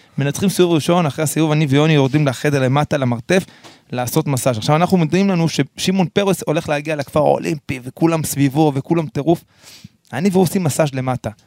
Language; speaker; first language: Hebrew; early bilingual, other home language; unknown